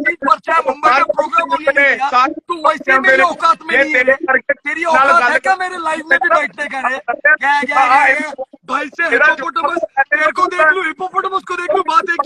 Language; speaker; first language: Hindi; non-native, local second language; Punjabi